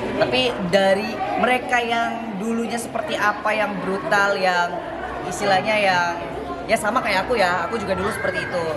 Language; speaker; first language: Indonesian; native; Indonesian